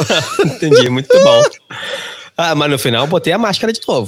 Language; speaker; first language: Portuguese; native; Portuguese